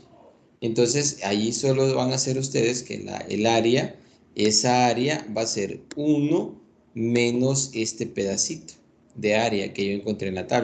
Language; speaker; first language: Spanish; native; Spanish